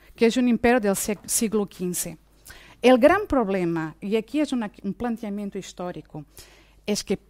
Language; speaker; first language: Spanish; non-native, fluent; Portuguese